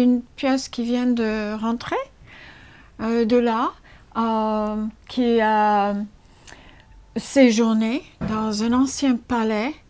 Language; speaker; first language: French; non-native, fluent; English